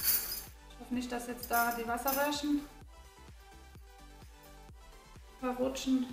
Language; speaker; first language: German; native; German